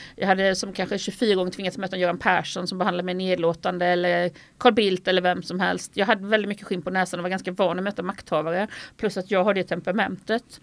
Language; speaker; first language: Swedish; native; Swedish